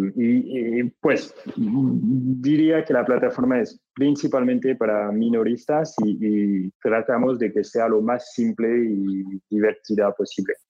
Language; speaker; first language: Spanish; non-native, fluent; French